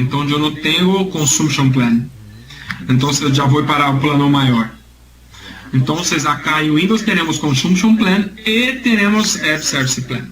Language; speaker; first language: Spanish; non-native, learner; Portuguese